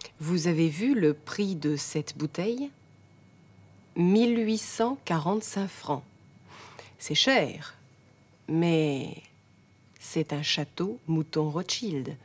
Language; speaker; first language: French; non-native, fluent; German